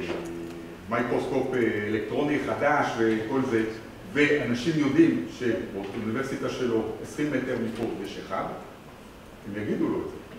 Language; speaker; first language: Hebrew; non-native, fluent; French